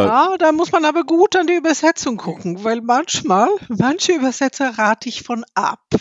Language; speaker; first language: German; non-native, fluent; Swedish